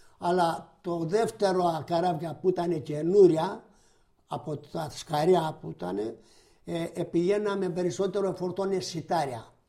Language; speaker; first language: Greek; native; Greek